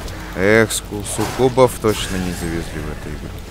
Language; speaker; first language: Russian; native; Russian